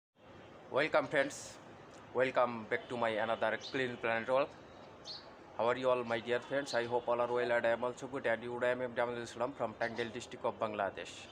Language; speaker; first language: English; non-native, learner; Bangla